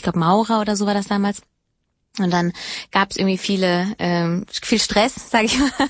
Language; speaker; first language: German; early bilingual, other home language; Italian